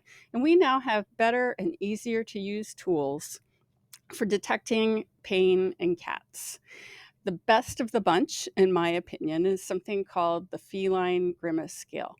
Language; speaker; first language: English; native; English